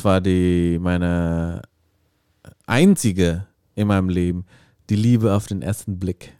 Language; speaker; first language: German; non-native, fluent; Indonesian